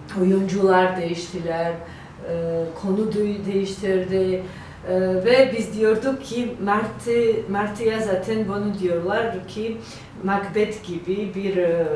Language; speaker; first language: Turkish; non-native, learner; Georgian